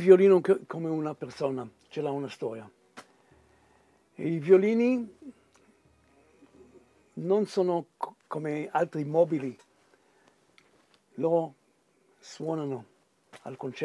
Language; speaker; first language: Italian; non-native, fluent; Hebrew